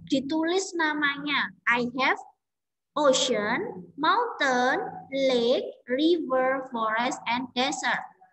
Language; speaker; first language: English; non-native, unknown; Indonesian